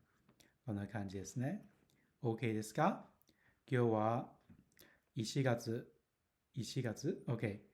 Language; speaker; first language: Japanese; non-native, learner; Cantonese